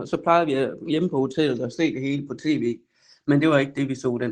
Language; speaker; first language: Danish; native; Danish